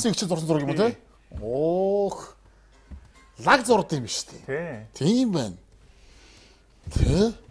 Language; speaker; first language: Mongolian; native; Mongolian